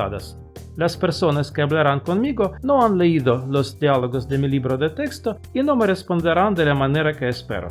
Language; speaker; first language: Spanish; non-native, fluent; Russian